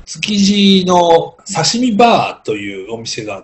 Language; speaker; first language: Japanese; native; Japanese